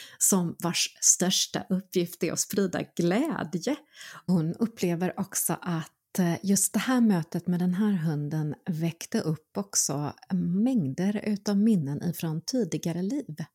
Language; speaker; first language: Swedish; early bilingual, other home language; Finnish